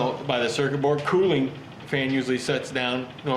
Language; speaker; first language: English; native; English